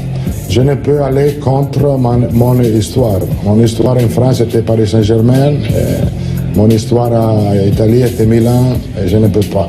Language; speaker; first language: French; non-native, fluent; Italian